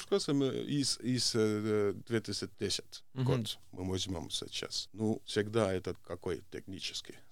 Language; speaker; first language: Russian; non-native, local second language; Estonian